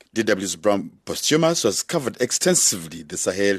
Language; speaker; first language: English; non-native, local second language; Kinyarwanda